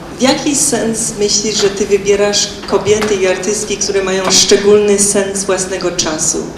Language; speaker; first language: Polish; early bilingual, heritage; Polish